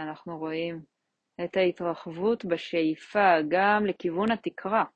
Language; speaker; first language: Hebrew; native; Hebrew